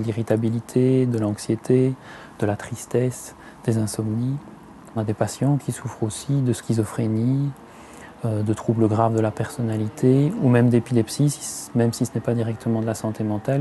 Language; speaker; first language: French; native; French